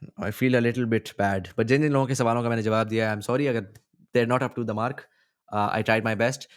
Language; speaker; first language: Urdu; native; Urdu